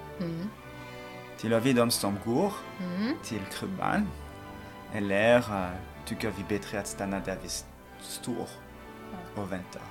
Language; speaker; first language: Swedish; non-native, fluent; French